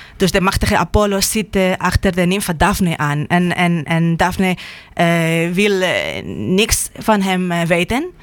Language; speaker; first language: Dutch; non-native, fluent; Spanish